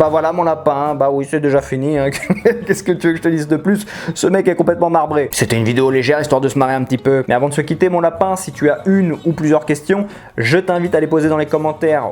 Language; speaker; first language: French; native; French